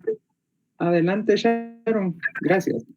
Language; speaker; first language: Spanish; native; Spanish